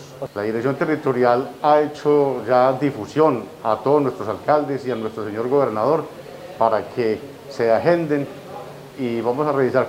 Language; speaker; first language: Spanish; native; Spanish